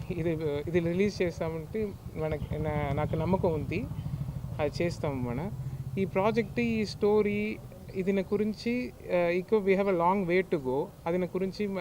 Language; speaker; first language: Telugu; non-native, learner; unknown